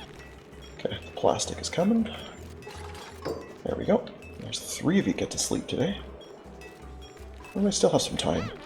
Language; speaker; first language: English; native; English